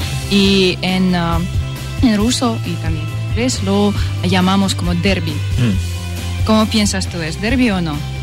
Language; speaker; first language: Spanish; non-native, learner; Russian